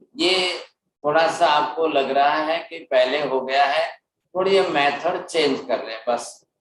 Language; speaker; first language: Hindi; non-native, local second language; Gujarati